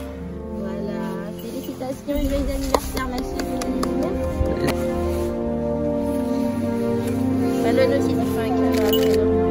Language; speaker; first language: French; native; French